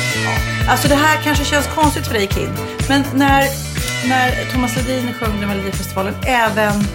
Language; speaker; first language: Swedish; native; Swedish